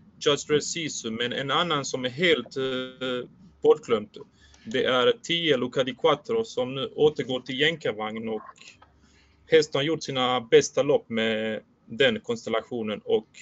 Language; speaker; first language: Swedish; early bilingual, other home language; Bosnian